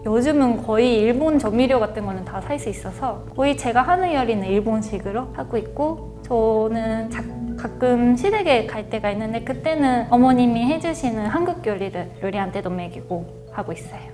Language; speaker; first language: Korean; non-native, fluent; Japanese